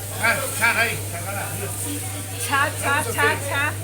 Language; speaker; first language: Italian; non-native, learner; Thai